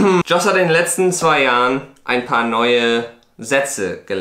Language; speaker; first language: German; native; German